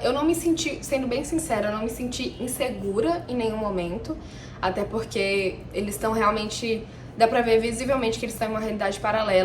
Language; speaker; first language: Portuguese; native; Portuguese